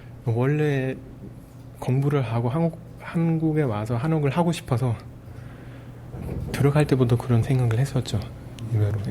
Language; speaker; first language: Korean; early bilingual, heritage; Korean